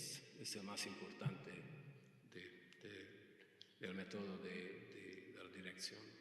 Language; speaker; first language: Spanish; non-native, fluent; Hungarian